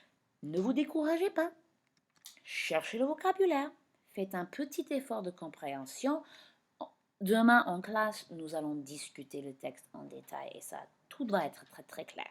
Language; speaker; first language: French; non-native, fluent; English